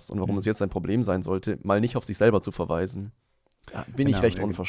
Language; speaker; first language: German; native; German